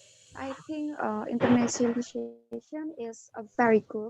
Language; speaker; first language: English; non-native, learner; Indonesian